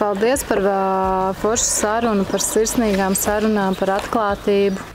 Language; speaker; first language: Latvian; native; Latvian